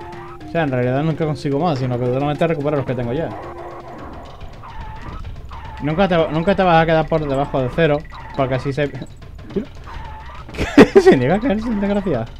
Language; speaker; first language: Spanish; native; Spanish